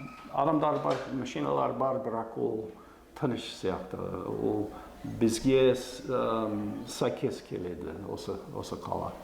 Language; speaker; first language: Kazakh; non-native, fluent; English